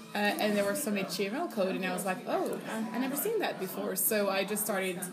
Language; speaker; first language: English; non-native, fluent; French